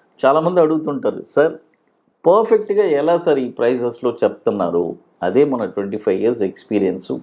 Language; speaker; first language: Telugu; native; Telugu